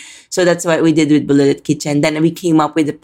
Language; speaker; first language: English; non-native, local second language; Filipino